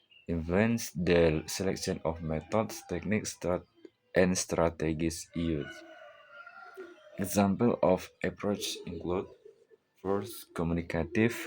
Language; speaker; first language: English; non-native, learner; Indonesian